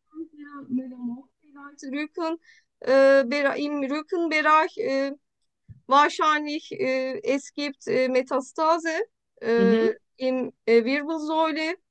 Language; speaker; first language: German; non-native, learner; Turkish